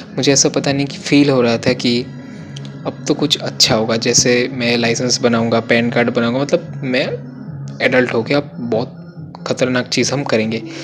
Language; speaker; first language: Hindi; non-native, local second language; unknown